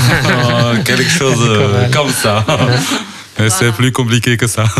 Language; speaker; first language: French; non-native, learner; Chinese